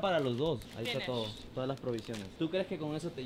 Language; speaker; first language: Spanish; native; Spanish